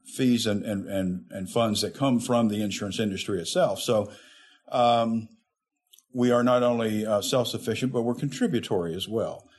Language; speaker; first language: English; native; English